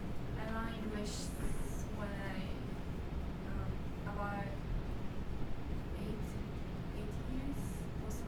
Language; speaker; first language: English; non-native, learner; Japanese